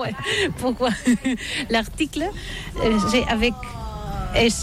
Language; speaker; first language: French; non-native, learner; Catalan